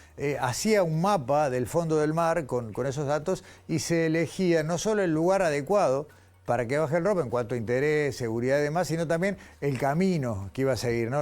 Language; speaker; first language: Spanish; native; Spanish